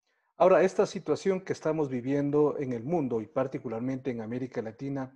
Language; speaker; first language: Spanish; native; Spanish